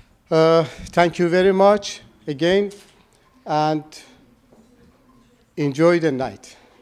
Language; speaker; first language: English; non-native, fluent; Persian